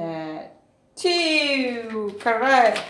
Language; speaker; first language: English; non-native, learner; Vietnamese